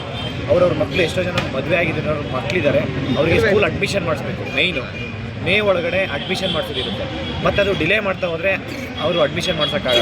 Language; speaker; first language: Kannada; native; Kannada